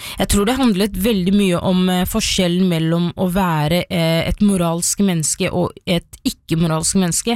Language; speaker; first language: Norwegian; early bilingual, other home language; Somali